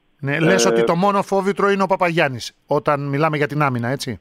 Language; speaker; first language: Greek; native; Greek